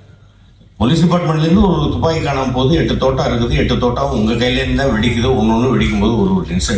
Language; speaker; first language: Tamil; native; Tamil